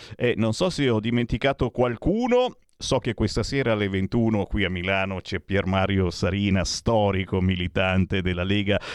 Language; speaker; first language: Italian; native; Italian